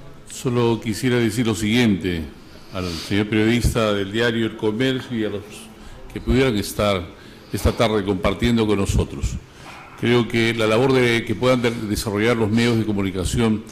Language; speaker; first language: Spanish; native; Spanish